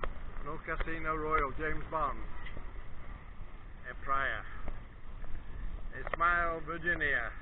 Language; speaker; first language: Portuguese; non-native, learner; English